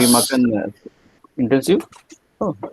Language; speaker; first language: German; non-native, learner; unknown